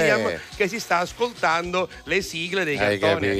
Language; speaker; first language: Italian; native; Italian